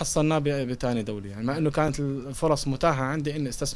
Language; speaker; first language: Arabic; native; Arabic